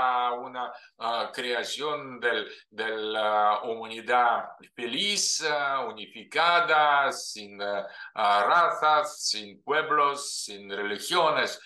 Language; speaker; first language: Spanish; non-native, fluent; Russian